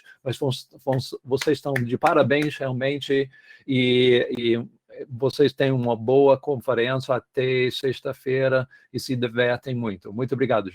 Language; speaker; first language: Portuguese; non-native, fluent; English